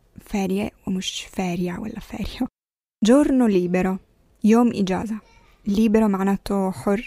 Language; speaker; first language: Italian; non-native, fluent; Arabic